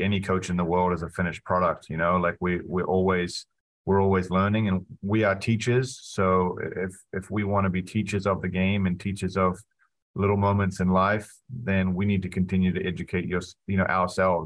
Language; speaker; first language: English; native; English